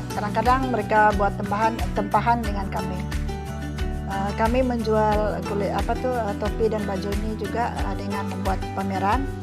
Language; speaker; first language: Malay; non-native, local second language; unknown